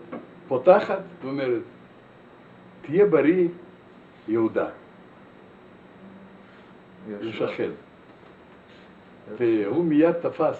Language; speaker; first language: Hebrew; non-native, fluent; Russian